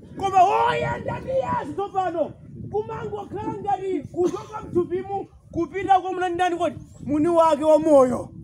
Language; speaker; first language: Nyanja; non-native, local second language; Tumbuka